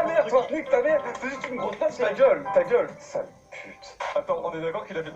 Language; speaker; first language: French; native; French